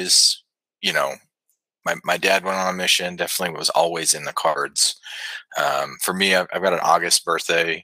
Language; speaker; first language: English; native; English